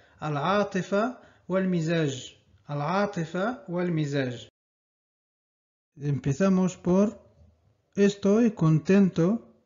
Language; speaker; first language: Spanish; non-native, fluent; Arabic